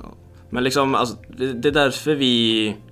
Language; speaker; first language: Swedish; early bilingual, other home language; Lithuanian